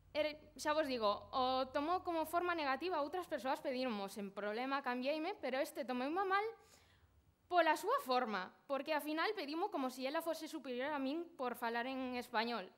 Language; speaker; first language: Galician; non-native, local second language; Spanish